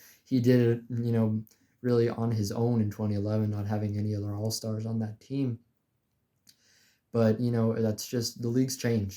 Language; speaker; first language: English; native; English